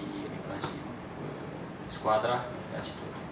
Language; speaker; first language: Italian; non-native, learner; Romanian